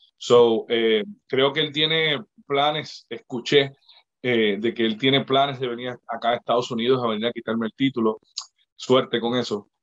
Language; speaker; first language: Spanish; native; Spanish